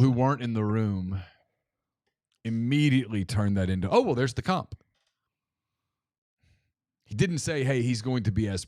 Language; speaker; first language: English; native; English